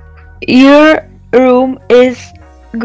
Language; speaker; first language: English; non-native, learner; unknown